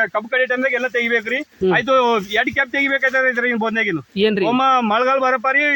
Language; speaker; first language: Kannada; non-native, local second language; Telugu